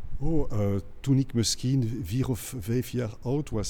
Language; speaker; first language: Dutch; non-native, local second language; French